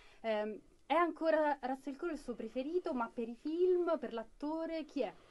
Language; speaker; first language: Italian; native; Italian